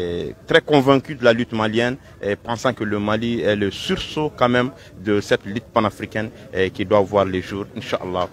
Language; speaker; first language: French; non-native, local second language; Bambara